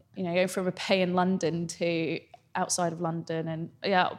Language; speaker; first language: English; native; English